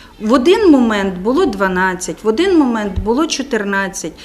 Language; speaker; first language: Ukrainian; native; Ukrainian